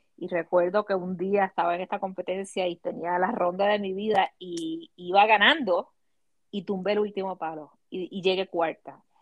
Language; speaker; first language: Spanish; native; Spanish